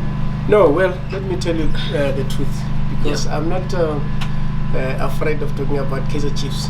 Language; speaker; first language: English; non-native, local second language; Northern Sotho